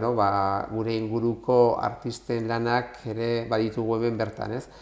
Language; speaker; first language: Basque; non-native, local second language; Spanish